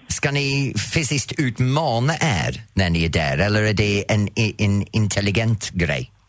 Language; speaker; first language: Swedish; non-native, fluent; English